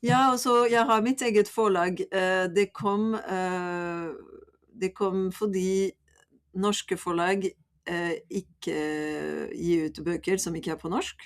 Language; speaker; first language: Norwegian; non-native, fluent; French